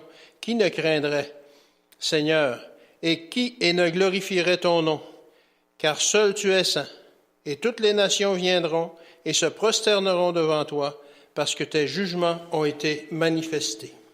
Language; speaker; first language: French; native; French